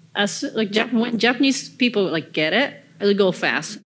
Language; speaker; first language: English; early bilingual, other home language; Korean